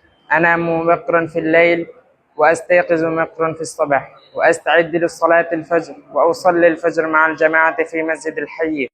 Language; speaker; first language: Arabic; non-native, learner; Bangla